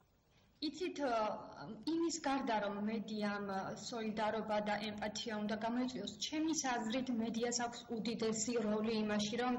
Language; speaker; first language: Georgian; native; Georgian